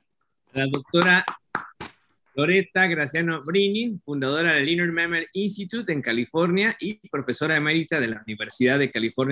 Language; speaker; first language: Spanish; native; Spanish